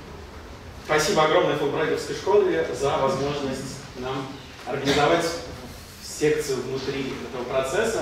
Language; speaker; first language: Russian; native; Russian